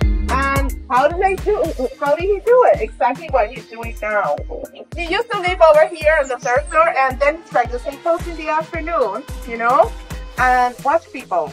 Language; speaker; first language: English; non-native, local second language; Spanish